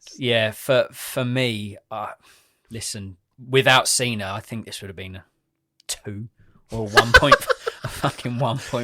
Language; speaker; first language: English; native; English